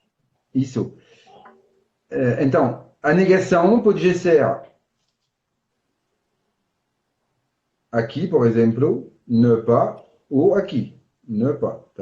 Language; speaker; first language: Portuguese; non-native, fluent; French